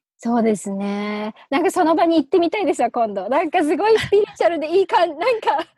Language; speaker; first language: Japanese; native; Japanese